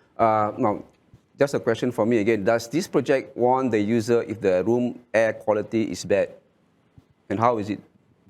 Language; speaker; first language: English; non-native, local second language; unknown